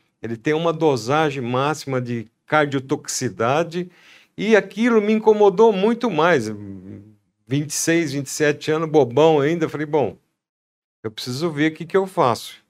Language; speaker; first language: Portuguese; native; Portuguese